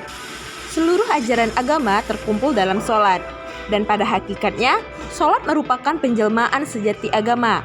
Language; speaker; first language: Indonesian; native; Indonesian